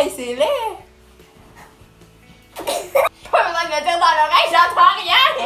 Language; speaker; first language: French; native; French